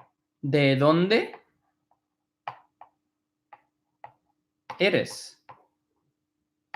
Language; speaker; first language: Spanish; non-native, fluent; English